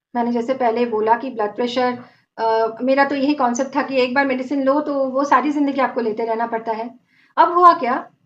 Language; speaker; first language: Hindi; non-native, local second language; Bangla